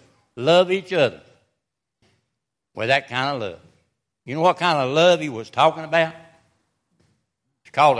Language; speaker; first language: English; native; English